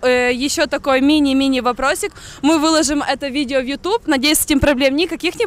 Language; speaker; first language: Russian; native; Russian